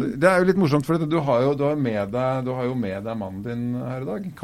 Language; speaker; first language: Norwegian; native; Norwegian